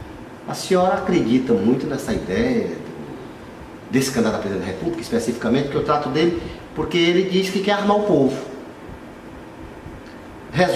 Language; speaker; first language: Portuguese; native; Portuguese